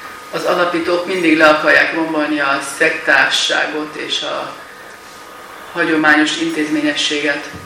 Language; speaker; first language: Hungarian; native; Hungarian